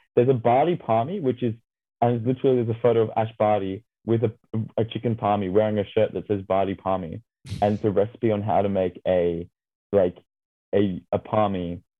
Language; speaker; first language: English; native; English